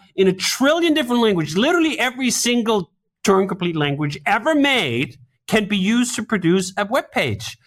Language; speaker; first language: English; non-native, fluent; Danish